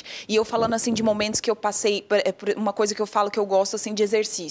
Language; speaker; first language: Portuguese; native; Portuguese